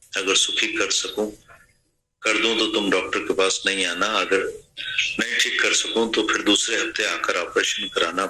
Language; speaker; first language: Hindi; non-native, local second language; Sindhi